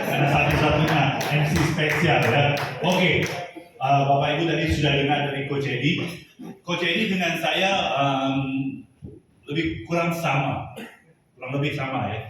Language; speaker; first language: Indonesian; non-native, fluent; Tamil